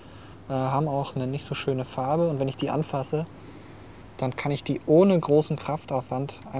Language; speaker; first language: German; native; German